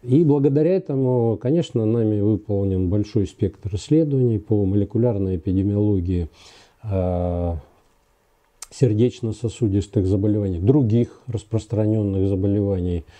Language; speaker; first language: Russian; native; Russian